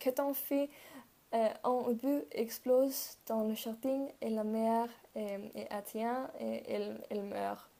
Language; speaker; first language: French; non-native, learner; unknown